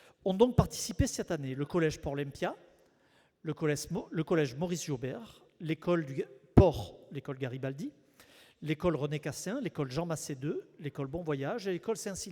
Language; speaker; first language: French; native; French